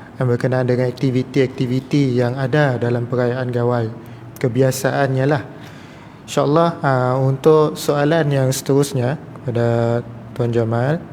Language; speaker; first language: Malay; native; Malay